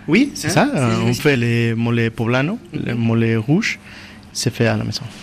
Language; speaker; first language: French; non-native, learner; Spanish